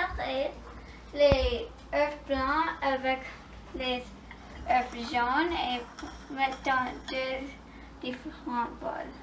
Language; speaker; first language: French; non-native, learner; English